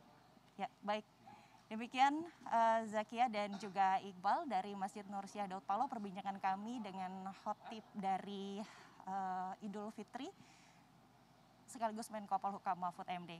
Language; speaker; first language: Indonesian; native; Indonesian